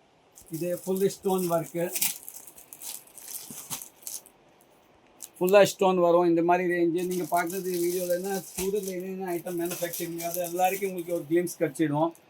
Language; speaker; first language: Tamil; non-native, fluent; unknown